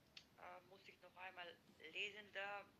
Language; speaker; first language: German; non-native, learner; Macedonian